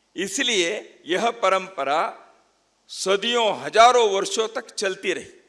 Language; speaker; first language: Hindi; non-native, local second language; Kannada